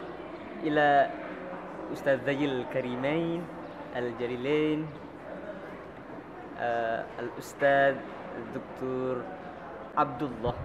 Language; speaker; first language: Arabic; non-native, learner; Indonesian